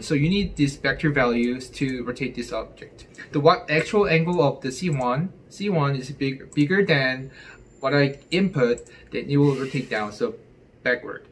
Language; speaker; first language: English; non-native, fluent; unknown